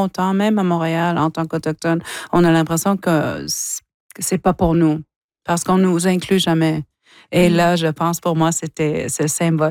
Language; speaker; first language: French; non-native, local second language; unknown